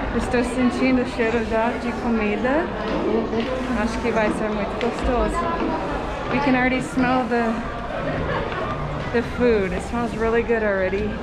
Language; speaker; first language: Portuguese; non-native, learner; English